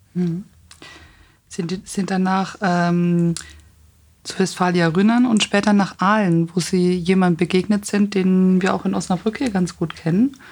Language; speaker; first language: German; native; German